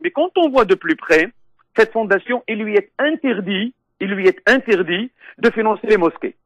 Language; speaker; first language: French; non-native, local second language; Arabic